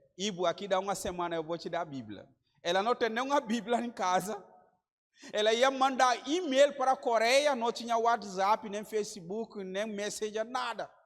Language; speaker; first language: Portuguese; non-native, fluent; Mandingo